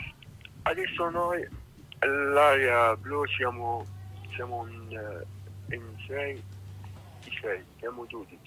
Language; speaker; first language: Italian; non-native, learner; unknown